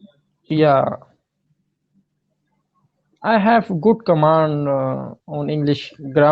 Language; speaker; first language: English; non-native, learner; Pashto